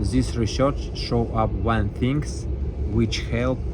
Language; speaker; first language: English; non-native, learner; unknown